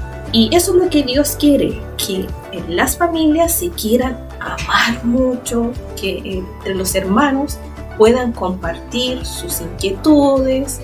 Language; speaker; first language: Spanish; native; Spanish